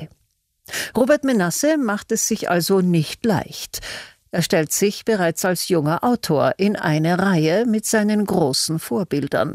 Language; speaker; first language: German; native; German